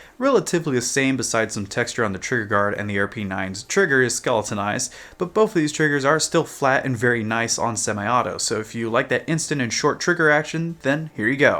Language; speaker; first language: English; native; English